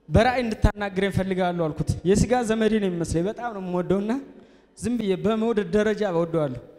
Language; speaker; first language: Amharic; native; Amharic